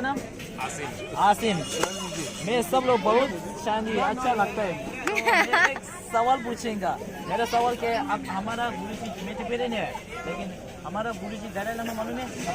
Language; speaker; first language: Hindi; non-native, learner; Tibetan